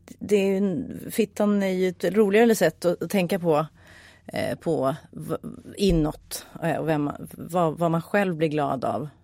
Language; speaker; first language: Swedish; native; Swedish